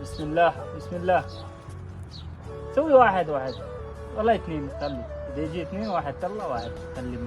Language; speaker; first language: Arabic; non-native, learner; Bangla